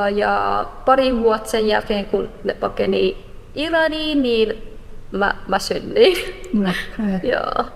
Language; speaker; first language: Finnish; non-native, fluent; Persian